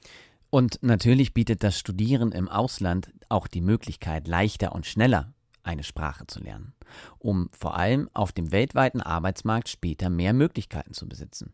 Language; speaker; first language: German; native; German